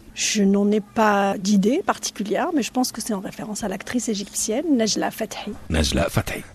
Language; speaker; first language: French; non-native, local second language; Arabic